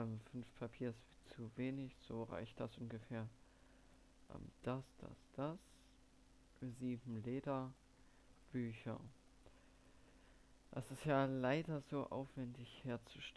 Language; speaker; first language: German; native; German